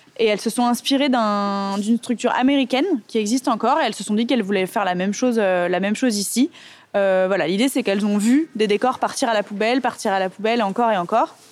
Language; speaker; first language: French; native; French